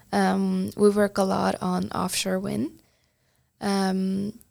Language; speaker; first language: English; non-native, fluent; Norwegian